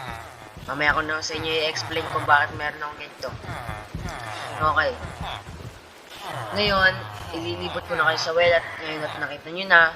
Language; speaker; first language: Filipino; native; Filipino